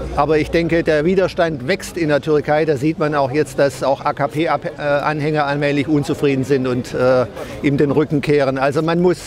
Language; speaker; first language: German; native; German